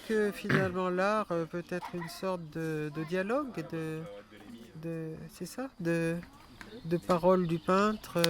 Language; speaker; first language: French; native; French